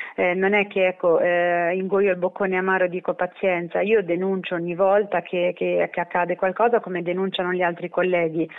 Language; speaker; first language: Italian; native; Italian